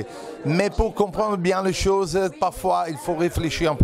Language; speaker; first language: French; non-native, fluent; Italian